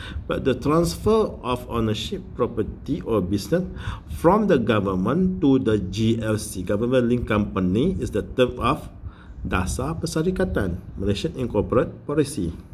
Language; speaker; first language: English; non-native, local second language; Malay